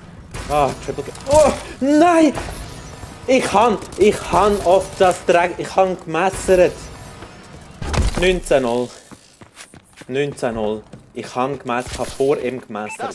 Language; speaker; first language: German; native; German